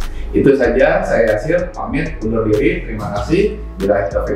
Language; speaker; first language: Indonesian; native; Indonesian